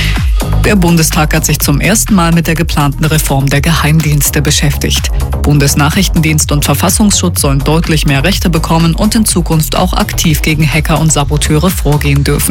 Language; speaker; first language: German; native; German